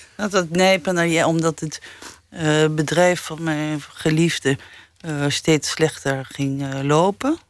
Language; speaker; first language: Dutch; early bilingual, other home language; English